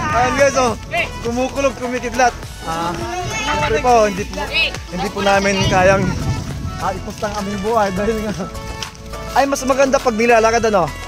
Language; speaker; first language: Filipino; non-native, local second language; Iloko